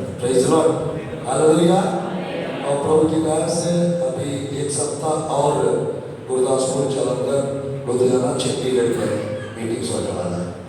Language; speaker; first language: Hindi; non-native, local second language; Telugu